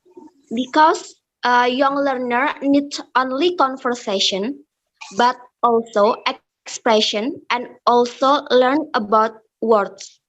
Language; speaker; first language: English; non-native, learner; Indonesian